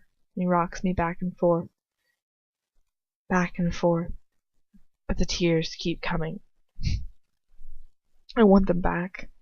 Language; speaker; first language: English; native; English